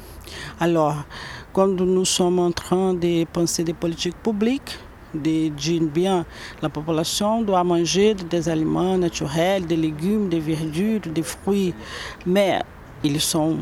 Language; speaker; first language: French; non-native, learner; Portuguese